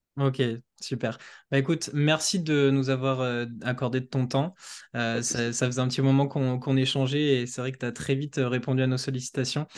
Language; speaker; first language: French; native; French